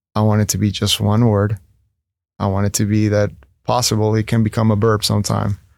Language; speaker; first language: English; non-native, fluent; Spanish